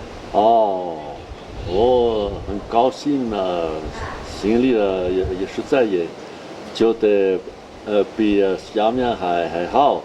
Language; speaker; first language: Chinese; non-native, learner; French